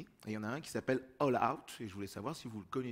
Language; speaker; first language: French; native; French